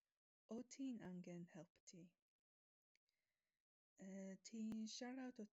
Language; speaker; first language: Welsh; non-native, learner; English